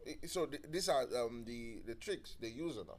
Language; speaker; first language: English; non-native, local second language; Yoruba